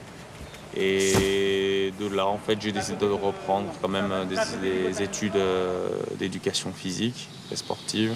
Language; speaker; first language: French; early bilingual, other home language; Lingala